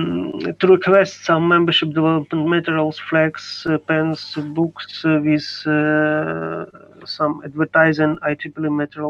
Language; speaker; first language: English; non-native, learner; Ukrainian